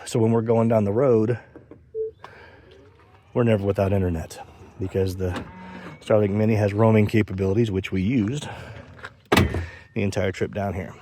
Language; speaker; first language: English; native; English